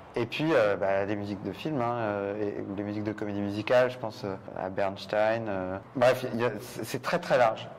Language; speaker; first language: French; native; French